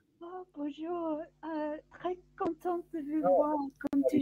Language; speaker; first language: French; non-native, learner; English